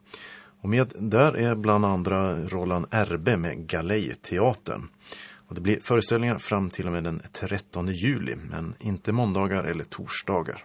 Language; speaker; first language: Swedish; native; Swedish